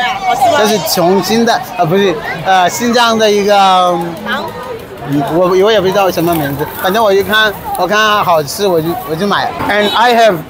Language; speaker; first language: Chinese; non-native, fluent; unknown